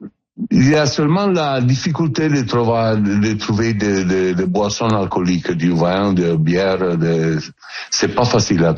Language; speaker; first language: French; non-native, learner; Italian